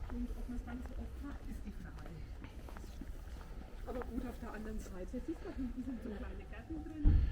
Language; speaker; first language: German; native; German